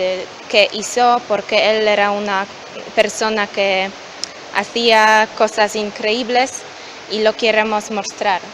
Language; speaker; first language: Spanish; non-native, learner; Polish